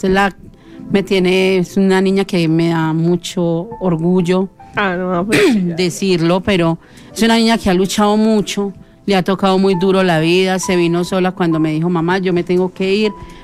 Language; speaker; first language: Spanish; native; Spanish